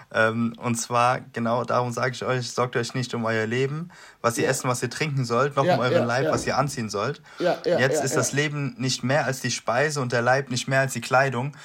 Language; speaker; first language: German; native; German